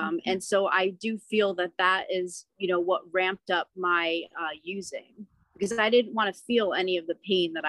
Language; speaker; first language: English; native; English